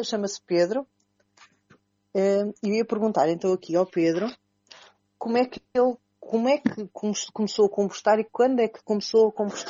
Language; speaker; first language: Portuguese; native; Portuguese